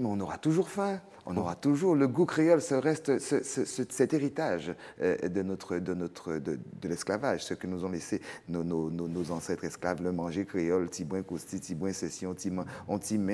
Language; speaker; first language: French; native; French